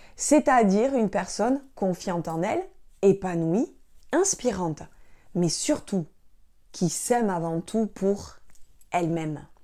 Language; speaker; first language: French; native; French